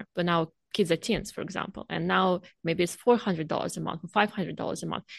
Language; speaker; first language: English; non-native, fluent; Russian